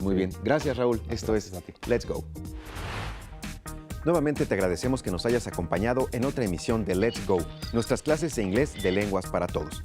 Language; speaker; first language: Spanish; native; Spanish